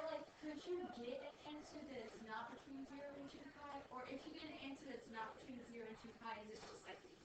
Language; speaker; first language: English; native; English